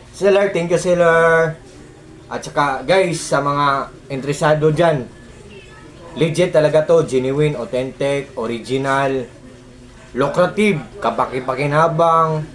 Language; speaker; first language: Filipino; non-native, local second language; Cebuano